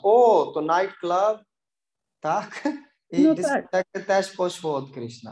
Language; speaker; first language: Polish; non-native, learner; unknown